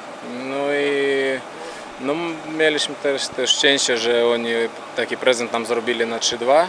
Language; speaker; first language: Polish; non-native, fluent; Latvian